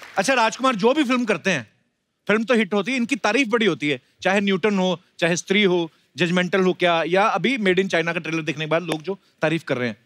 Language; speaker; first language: Hindi; non-native, local second language; Punjabi